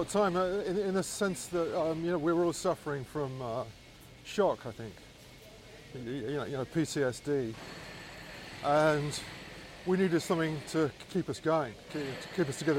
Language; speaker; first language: English; native; English